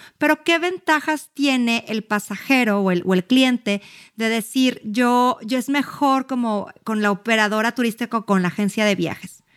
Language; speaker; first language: Spanish; native; Spanish